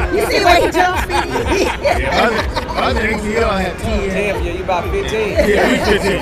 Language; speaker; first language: English; native; English